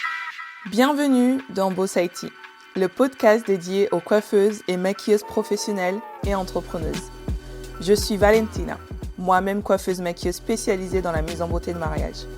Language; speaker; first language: French; native; French